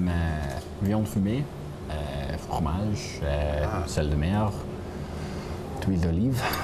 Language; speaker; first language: French; non-native, learner; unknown